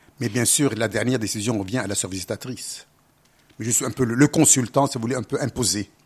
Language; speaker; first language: French; non-native, local second language; Arabic